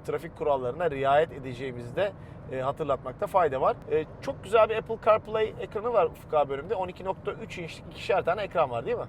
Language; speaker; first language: Turkish; native; Turkish